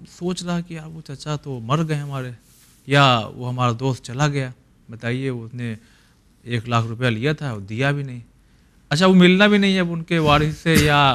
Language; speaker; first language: Hindi; native; Hindi